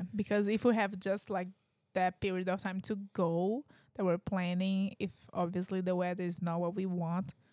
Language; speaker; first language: English; non-native, fluent; Portuguese